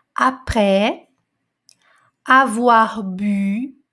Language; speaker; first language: French; non-native, fluent; Portuguese